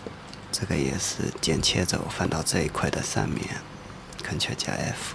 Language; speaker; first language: Chinese; native; Chinese